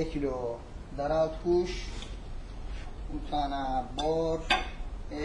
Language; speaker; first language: Hungarian; non-native, learner; Turkish